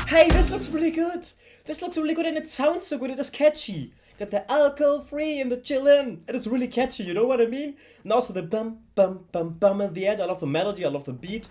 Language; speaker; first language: English; non-native, fluent; German